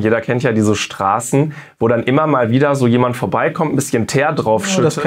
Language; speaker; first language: German; native; German